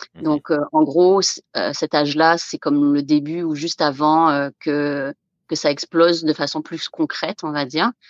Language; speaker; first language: French; native; French